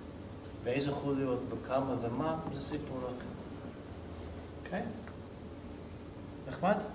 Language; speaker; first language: Hebrew; non-native, fluent; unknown